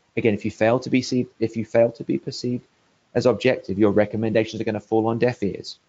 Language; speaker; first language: English; native; English